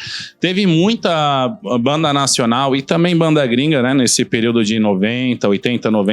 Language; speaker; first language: Portuguese; native; Portuguese